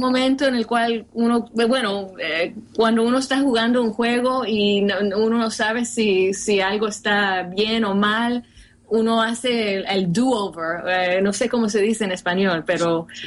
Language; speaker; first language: Spanish; early bilingual, heritage; Spanish